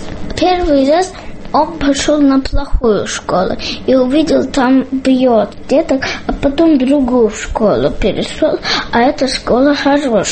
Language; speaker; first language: Russian; early bilingual, other home language; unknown